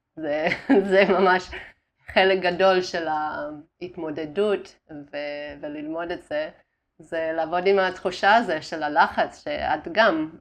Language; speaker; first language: Hebrew; non-native, fluent; Italian